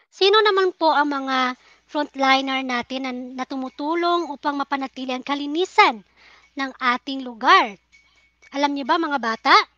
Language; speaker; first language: Filipino; native; Filipino